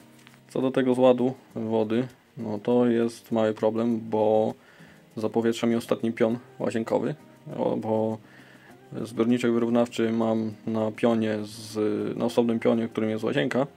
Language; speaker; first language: Polish; native; Polish